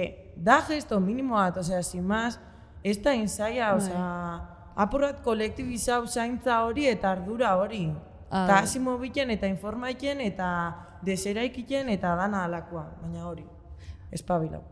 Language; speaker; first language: Basque; native; Basque